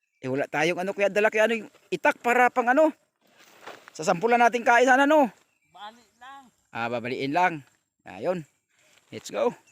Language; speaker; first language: Filipino; native; Filipino